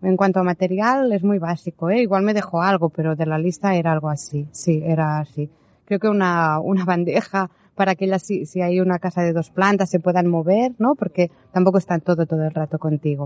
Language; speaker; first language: Spanish; native; Spanish